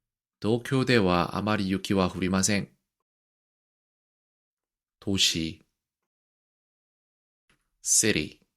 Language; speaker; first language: Japanese; non-native, learner; Korean